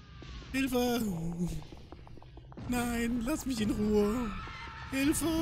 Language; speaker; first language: German; native; German